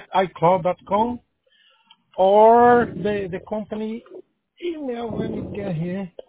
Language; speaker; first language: English; non-native, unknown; Portuguese